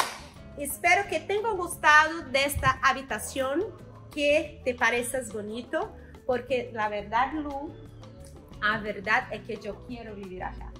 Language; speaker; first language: Spanish; non-native, learner; Portuguese